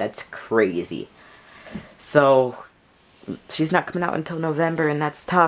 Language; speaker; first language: English; native; English